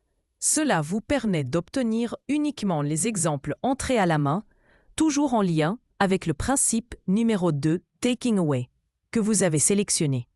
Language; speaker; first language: French; native; French